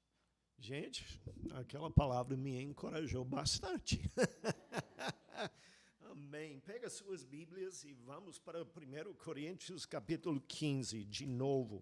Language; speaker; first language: Portuguese; non-native, fluent; English